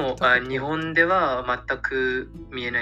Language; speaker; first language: Japanese; non-native, learner; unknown